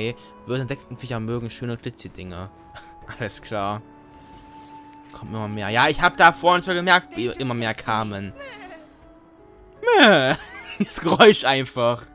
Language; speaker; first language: German; native; German